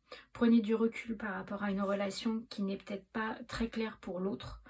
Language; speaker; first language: French; native; French